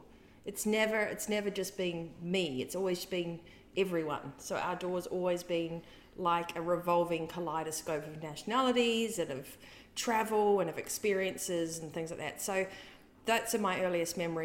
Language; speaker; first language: English; native; English